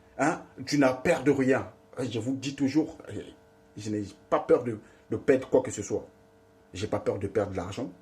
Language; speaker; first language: French; non-native, local second language; Lingala